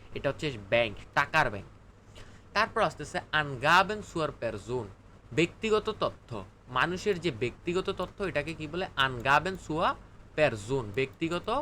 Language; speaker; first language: Bangla; native; Bangla